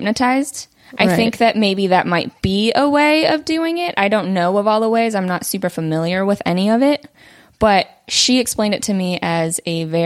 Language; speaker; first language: English; early bilingual, other home language; Vietnamese